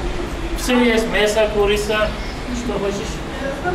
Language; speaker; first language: Russian; non-native, learner; Turkish